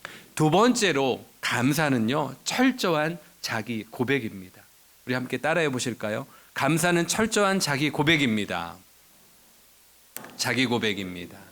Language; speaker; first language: Korean; native; Korean